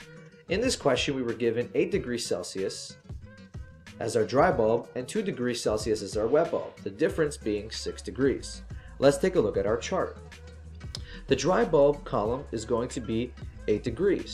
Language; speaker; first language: English; native; English